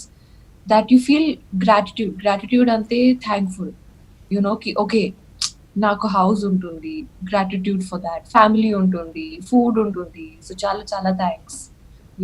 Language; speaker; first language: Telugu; non-native, learner; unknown